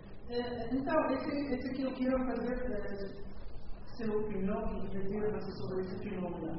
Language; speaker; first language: Portuguese; non-native, learner; Spanish